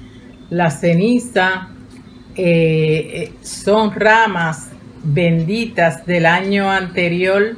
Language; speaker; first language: Spanish; native; Spanish